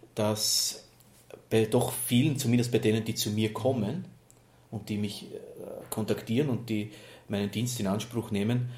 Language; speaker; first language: German; native; German